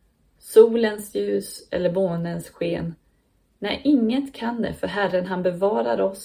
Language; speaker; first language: Swedish; native; Swedish